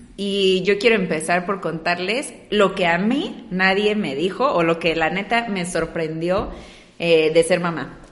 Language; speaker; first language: Spanish; native; Spanish